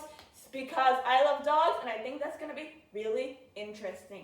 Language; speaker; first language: English; native; English